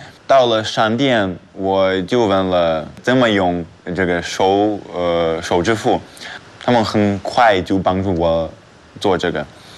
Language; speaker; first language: Chinese; non-native, fluent; Russian